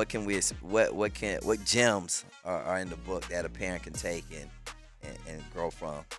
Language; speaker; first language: English; native; English